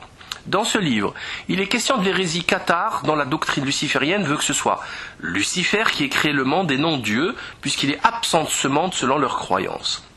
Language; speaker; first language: French; native; French